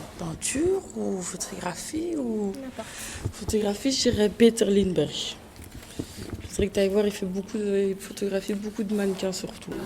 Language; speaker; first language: French; early bilingual, other home language; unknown